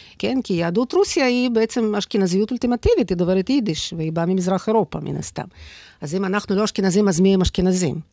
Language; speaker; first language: Hebrew; non-native, fluent; Russian